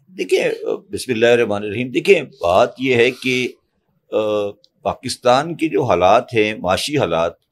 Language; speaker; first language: Urdu; native; Urdu